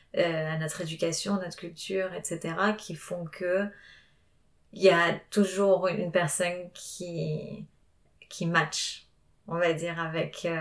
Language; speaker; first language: French; non-native, fluent; Spanish